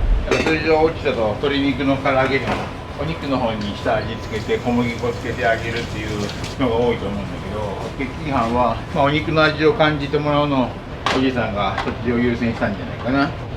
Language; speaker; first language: Japanese; native; Japanese